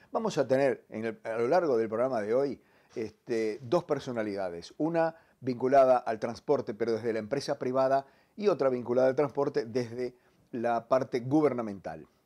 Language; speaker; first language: Spanish; native; Spanish